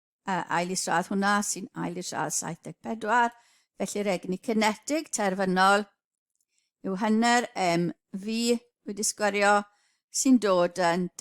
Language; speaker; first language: Welsh; native; Welsh